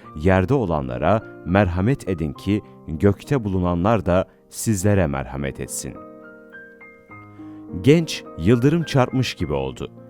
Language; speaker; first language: Turkish; native; Turkish